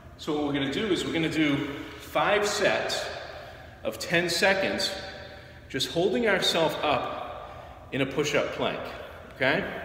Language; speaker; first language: English; native; English